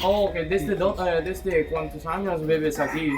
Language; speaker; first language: Spanish; non-native, learner; Japanese